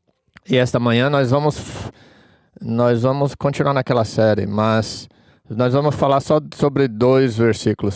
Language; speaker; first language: Portuguese; non-native, fluent; English